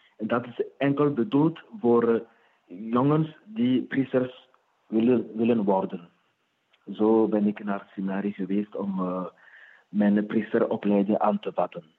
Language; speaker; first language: Dutch; non-native, fluent; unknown